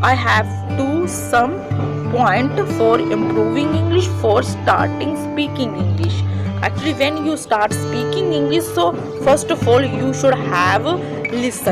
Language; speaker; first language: English; non-native, learner; Hindi